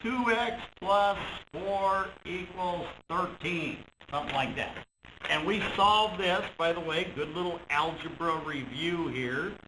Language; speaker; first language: English; native; English